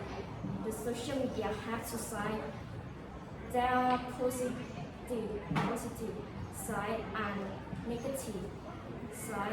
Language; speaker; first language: English; non-native, learner; Thai